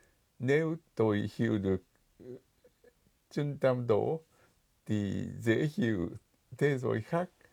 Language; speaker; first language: Vietnamese; non-native, fluent; Japanese